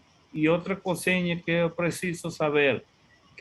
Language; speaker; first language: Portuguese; non-native, learner; Spanish